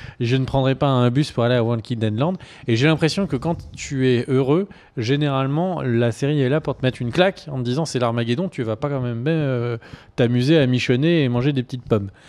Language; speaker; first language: French; native; French